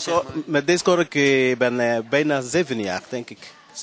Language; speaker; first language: Dutch; non-native, learner; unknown